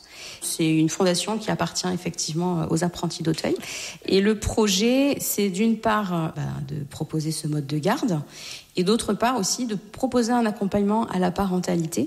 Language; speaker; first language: French; native; French